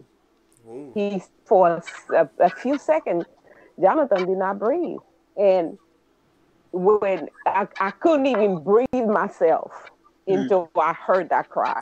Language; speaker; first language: English; early bilingual, other home language; Spanish